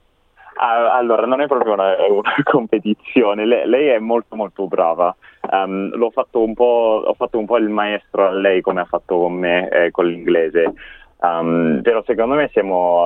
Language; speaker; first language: Italian; non-native, fluent; English